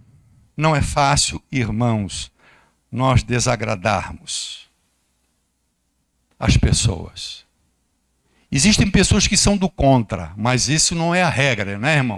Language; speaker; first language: Portuguese; native; Portuguese